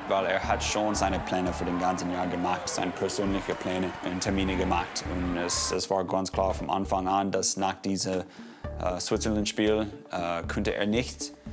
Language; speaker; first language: German; non-native, fluent; English